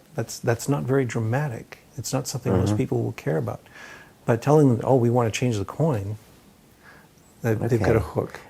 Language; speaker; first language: English; native; English